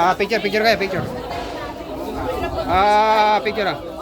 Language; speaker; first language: Filipino; native; Filipino